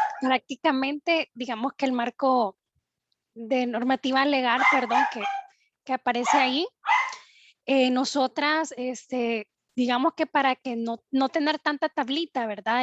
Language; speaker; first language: Spanish; native; Spanish